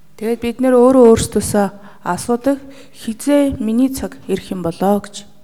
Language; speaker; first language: Mongolian; native; Mongolian